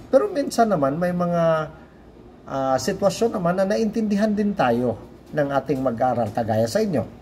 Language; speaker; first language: Filipino; non-native, local second language; Cebuano